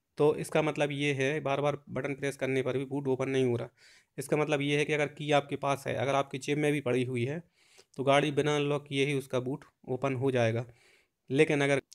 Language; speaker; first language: Hindi; native; Hindi